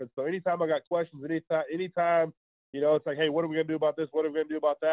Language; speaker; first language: English; native; English